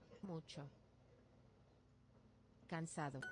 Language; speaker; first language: Spanish; non-native, learner; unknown